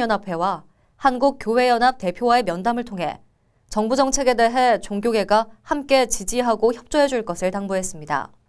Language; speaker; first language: Korean; native; Korean